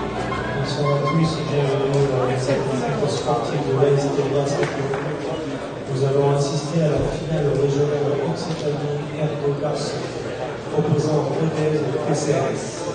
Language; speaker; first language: French; native; French